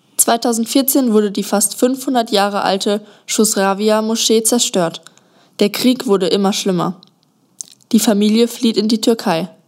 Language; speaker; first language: German; native; German